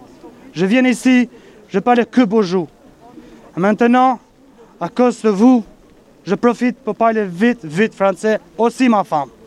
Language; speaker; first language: French; non-native, learner; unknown